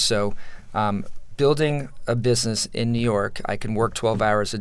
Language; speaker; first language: English; native; English